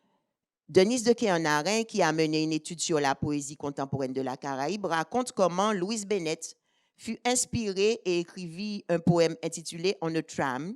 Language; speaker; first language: French; native; French